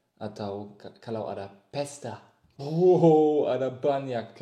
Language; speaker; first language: Indonesian; non-native, learner; German